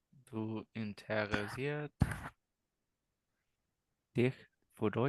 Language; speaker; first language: German; non-native, learner; Spanish